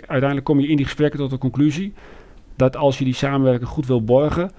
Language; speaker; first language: Dutch; native; Dutch